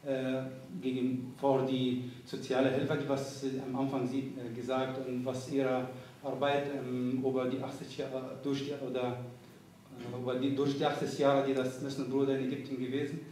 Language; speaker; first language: German; non-native, fluent; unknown